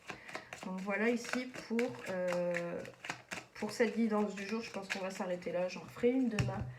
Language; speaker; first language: French; native; French